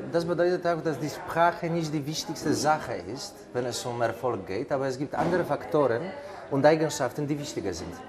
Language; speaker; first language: German; non-native, fluent; Polish